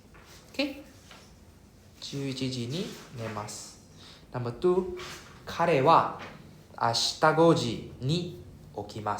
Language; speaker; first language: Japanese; non-native, fluent; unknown